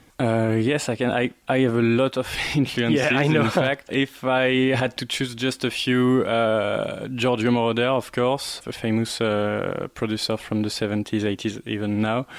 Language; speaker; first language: English; non-native, learner; French